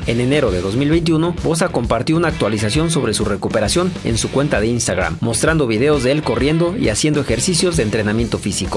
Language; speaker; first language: Spanish; native; Spanish